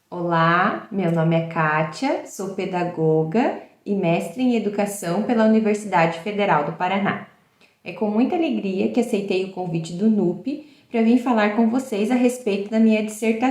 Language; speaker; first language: Portuguese; native; Portuguese